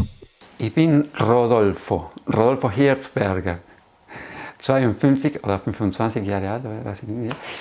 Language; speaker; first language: German; non-native, fluent; Spanish